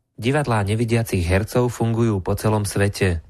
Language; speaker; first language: Slovak; native; Slovak